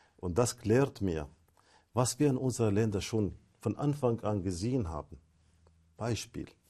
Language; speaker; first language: German; non-native, fluent; Arabic